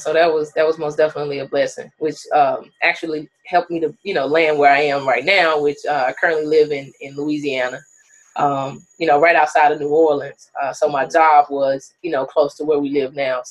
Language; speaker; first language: English; native; English